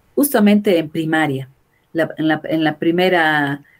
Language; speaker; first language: Spanish; native; Spanish